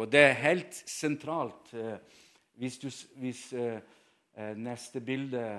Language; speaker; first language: Norwegian; non-native, fluent; Ukrainian